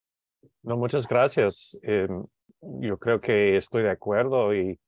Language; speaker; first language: Spanish; non-native, learner; English